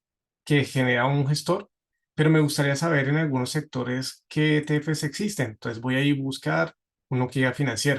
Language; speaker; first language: Spanish; native; Spanish